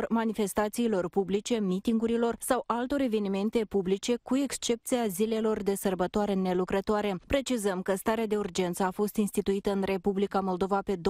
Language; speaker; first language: Romanian; native; Romanian